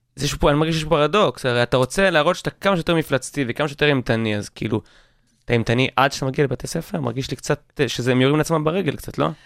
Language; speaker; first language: Hebrew; native; Hebrew